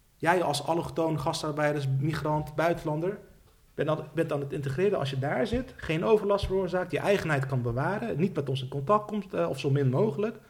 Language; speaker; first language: Dutch; early bilingual, other home language; Turkish